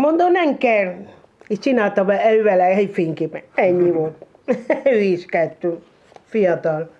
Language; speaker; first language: Hungarian; non-native, learner; Spanish